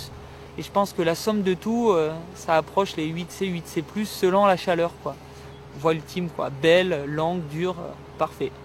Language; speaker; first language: French; native; French